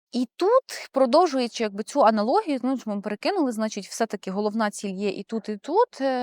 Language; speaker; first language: Ukrainian; non-native, local second language; Russian